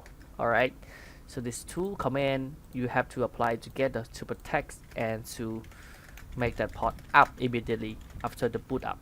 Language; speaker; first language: English; non-native, fluent; Khmer